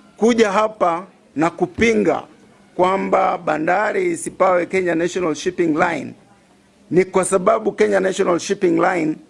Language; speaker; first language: Swahili; native; Swahili